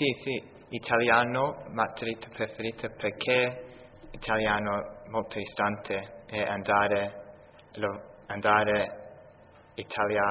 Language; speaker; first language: Italian; non-native, learner; English